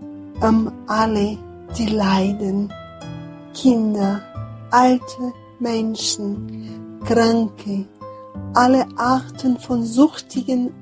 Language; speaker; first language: German; non-native, fluent; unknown